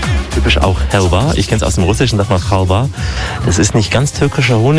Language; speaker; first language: German; native; German